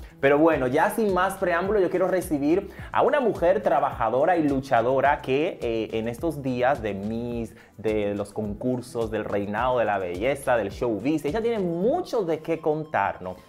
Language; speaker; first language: Spanish; native; Spanish